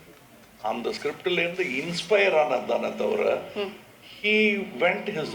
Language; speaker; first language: Tamil; native; Tamil